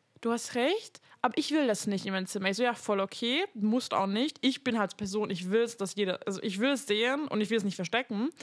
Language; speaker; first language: German; non-native, fluent; Hungarian